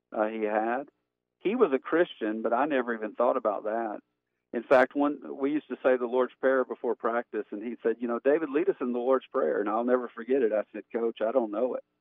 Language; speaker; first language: English; native; English